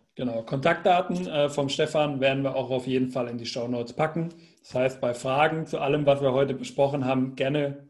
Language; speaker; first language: German; native; German